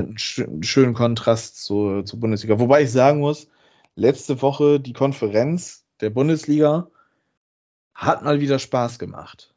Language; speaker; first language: German; native; German